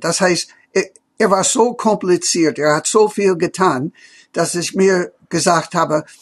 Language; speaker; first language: German; non-native, fluent; English